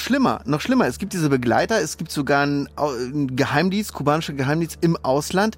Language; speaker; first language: German; native; German